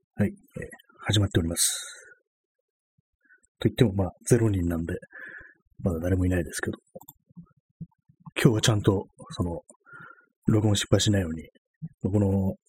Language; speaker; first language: Japanese; native; Japanese